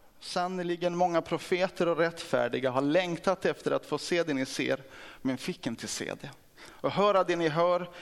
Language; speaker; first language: Swedish; native; Swedish